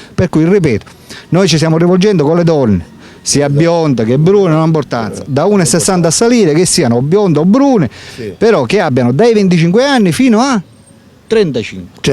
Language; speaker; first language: Italian; native; Italian